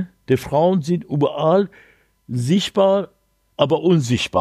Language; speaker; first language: German; non-native, learner; Persian